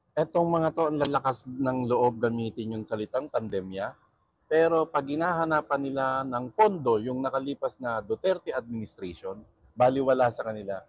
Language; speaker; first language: Filipino; native; Filipino